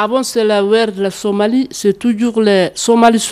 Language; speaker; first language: French; non-native, learner; Somali